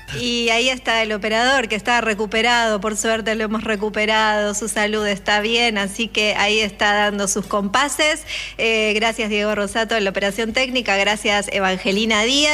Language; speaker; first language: Spanish; native; Spanish